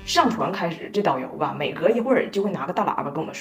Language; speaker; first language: Chinese; native; Chinese